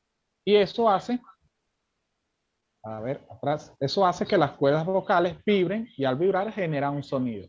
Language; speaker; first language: Spanish; native; Spanish